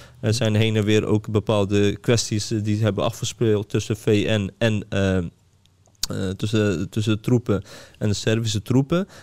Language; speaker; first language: Dutch; early bilingual, other home language; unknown